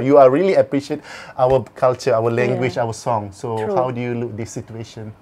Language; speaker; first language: English; non-native, local second language; Malay